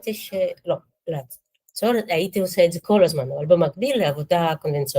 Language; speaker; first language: Hebrew; non-native, fluent; Russian